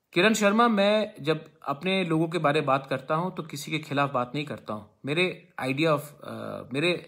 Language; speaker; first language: Hindi; non-native, local second language; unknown